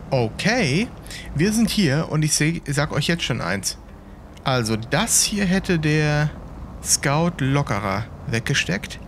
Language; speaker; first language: German; native; German